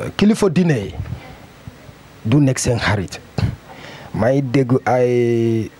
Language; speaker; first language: Wolof; non-native, learner; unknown